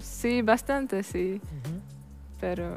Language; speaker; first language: Spanish; non-native, learner; Czech